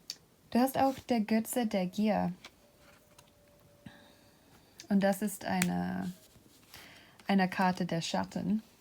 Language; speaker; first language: German; non-native, fluent; English